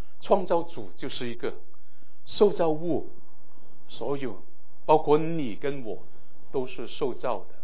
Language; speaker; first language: Chinese; non-native, local second language; Cantonese